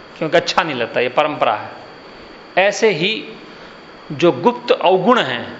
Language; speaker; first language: Hindi; non-native, local second language; Gujarati